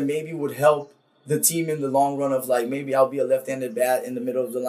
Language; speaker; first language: English; non-native, fluent; Papiamento